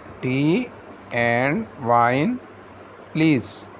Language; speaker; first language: English; non-native, local second language; Hindi